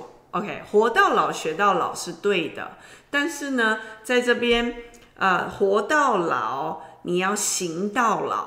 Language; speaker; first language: Chinese; native; Chinese